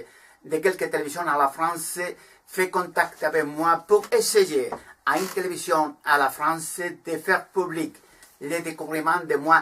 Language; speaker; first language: French; non-native, learner; Spanish